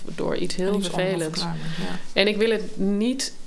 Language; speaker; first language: Dutch; native; Dutch